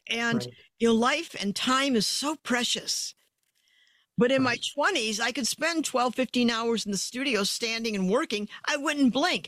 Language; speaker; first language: English; native; English